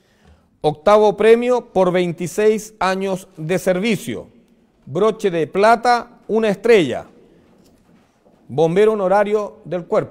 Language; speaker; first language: Spanish; native; Spanish